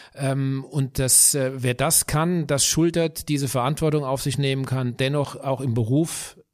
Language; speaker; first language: German; native; German